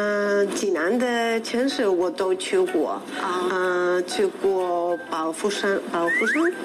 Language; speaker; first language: Chinese; non-native, learner; Spanish